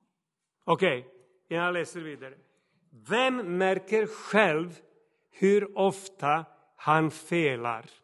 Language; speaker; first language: Swedish; non-native, fluent; Serbian